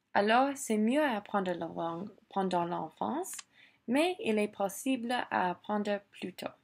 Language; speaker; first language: French; non-native, local second language; English